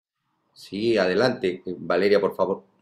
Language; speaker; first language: Spanish; native; Spanish